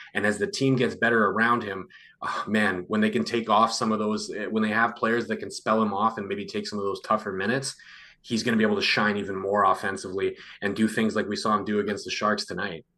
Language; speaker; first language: English; native; English